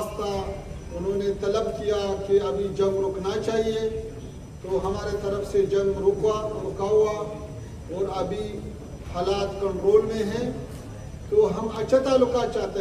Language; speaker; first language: Hindi; non-native, fluent; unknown